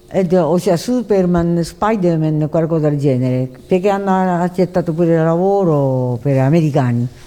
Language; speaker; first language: Italian; non-native, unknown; Japanese